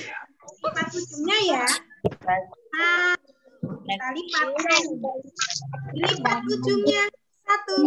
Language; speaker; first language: Indonesian; native; Indonesian